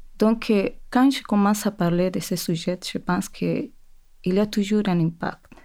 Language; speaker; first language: French; non-native, fluent; Spanish